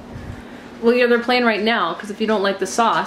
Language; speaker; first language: English; native; English